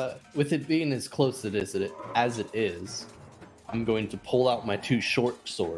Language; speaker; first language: English; native; English